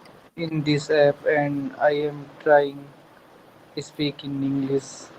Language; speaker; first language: English; non-native, learner; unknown